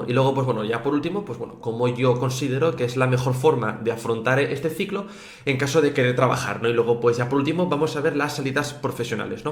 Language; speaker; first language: Spanish; native; Spanish